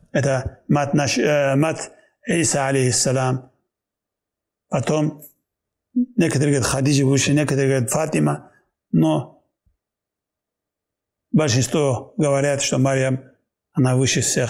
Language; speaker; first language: Russian; non-native, local second language; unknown